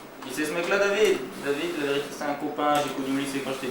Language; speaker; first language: French; native; French